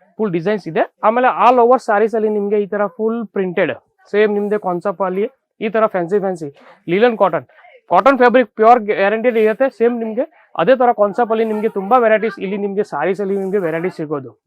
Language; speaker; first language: Kannada; non-native, fluent; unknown